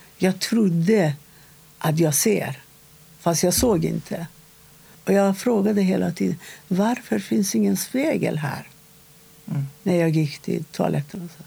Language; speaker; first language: Swedish; non-native, fluent; Persian